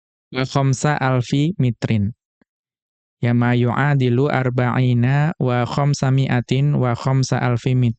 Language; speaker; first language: Arabic; non-native, fluent; Indonesian